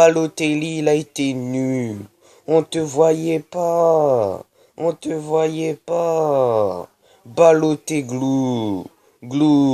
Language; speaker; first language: French; native; French